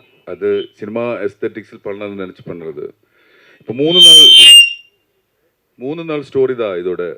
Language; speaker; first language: Tamil; non-native, learner; Malayalam